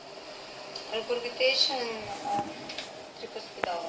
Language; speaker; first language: English; non-native, learner; Russian